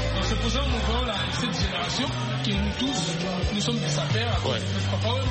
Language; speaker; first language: French; non-native, local second language; Lingala